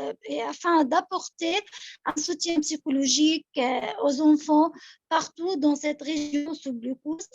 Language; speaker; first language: French; non-native, local second language; Arabic